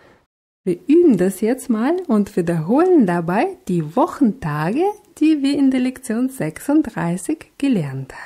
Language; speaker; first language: German; non-native, fluent; Russian